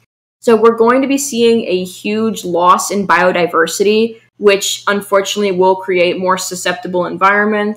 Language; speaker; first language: English; native; English